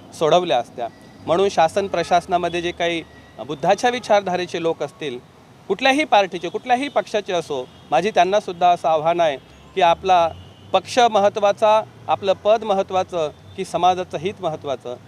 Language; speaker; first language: Marathi; native; Marathi